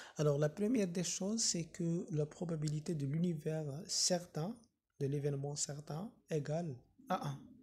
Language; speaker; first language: French; non-native, local second language; Arabic